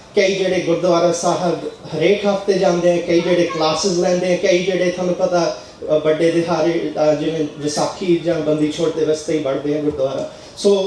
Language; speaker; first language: Punjabi; early bilingual, heritage; Punjabi